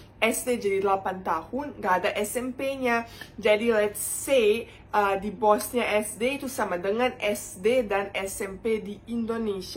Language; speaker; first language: Indonesian; non-native, fluent; Bosnian